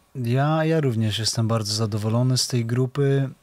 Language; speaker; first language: Polish; native; Polish